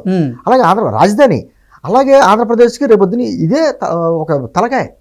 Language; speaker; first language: Telugu; native; Telugu